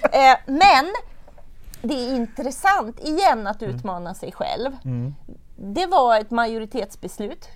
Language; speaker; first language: Swedish; early bilingual, other home language; German